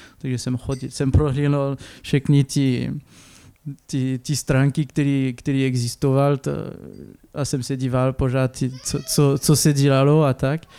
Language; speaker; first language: Czech; non-native, learner; French